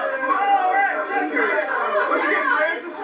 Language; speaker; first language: English; native; English